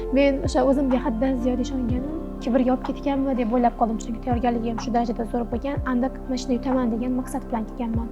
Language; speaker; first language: Uzbek; native; Uzbek